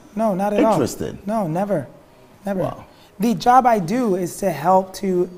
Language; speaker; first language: English; early bilingual, other home language; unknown